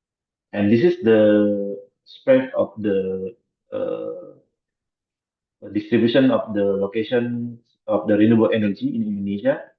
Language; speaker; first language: English; non-native, fluent; Indonesian